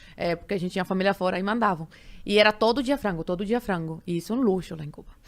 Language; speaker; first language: Portuguese; non-native, fluent; Spanish